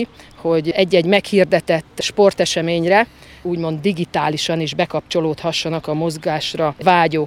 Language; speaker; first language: Hungarian; native; Hungarian